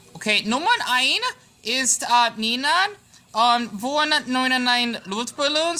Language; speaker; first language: German; non-native, learner; English